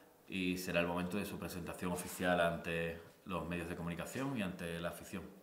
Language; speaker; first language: Spanish; native; Spanish